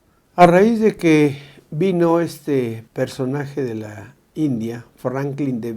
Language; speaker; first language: Spanish; native; Spanish